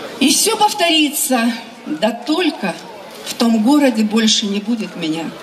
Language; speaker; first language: Russian; native; Russian